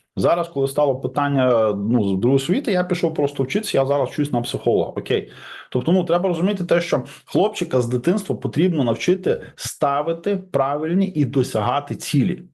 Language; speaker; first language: Ukrainian; non-native, local second language; Russian